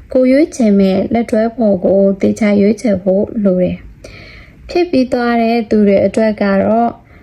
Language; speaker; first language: Burmese; non-native, local second language; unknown